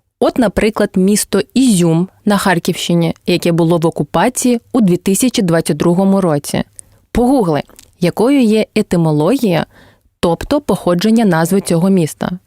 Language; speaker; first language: Ukrainian; non-native, local second language; Crimean Tatar